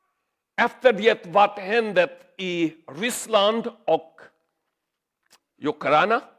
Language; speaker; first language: Swedish; non-native, learner; Urdu